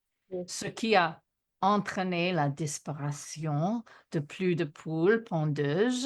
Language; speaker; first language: French; non-native, fluent; English